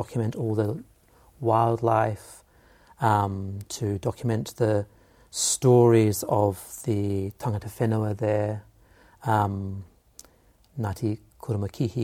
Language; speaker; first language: English; native; English